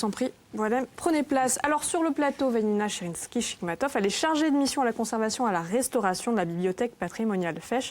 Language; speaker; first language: French; native; French